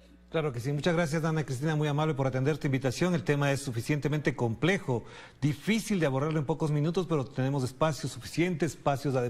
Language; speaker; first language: Spanish; native; Spanish